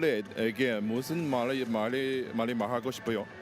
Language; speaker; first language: Korean; non-native, learner; Chinese